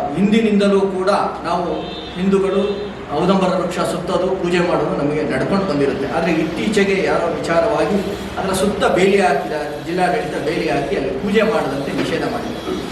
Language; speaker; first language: Kannada; native; Kannada